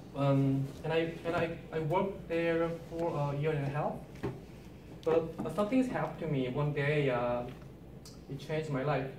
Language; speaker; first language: English; non-native, learner; Korean